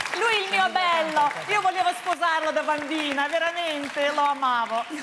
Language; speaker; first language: Italian; non-native, fluent; Russian